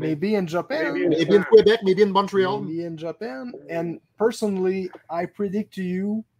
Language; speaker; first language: English; non-native, local second language; French